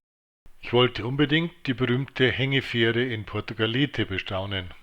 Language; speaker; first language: German; native; German